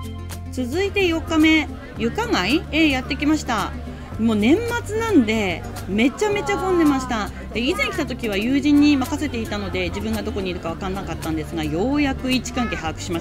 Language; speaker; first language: Japanese; native; Japanese